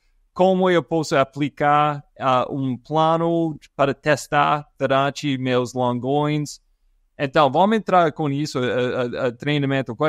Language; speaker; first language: Portuguese; non-native, fluent; English